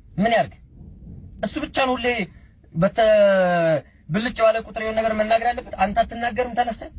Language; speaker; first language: Amharic; native; Amharic